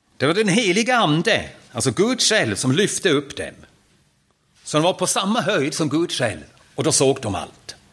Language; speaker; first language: Swedish; non-native, fluent; German